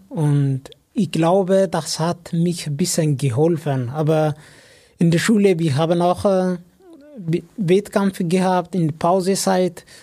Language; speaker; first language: German; non-native, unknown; Amharic